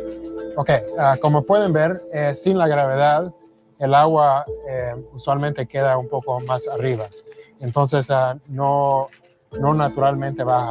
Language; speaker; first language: Spanish; early bilingual, heritage; Spanish